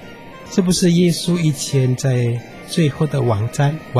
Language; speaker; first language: Chinese; non-native, fluent; Indonesian